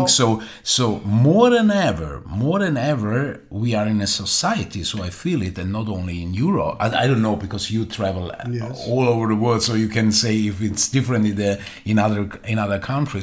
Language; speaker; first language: English; non-native, learner; German